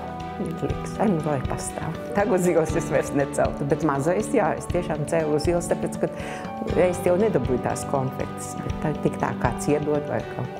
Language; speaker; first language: Latvian; native; Latvian